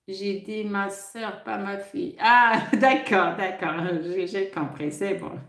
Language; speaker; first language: French; non-native, local second language; Arabic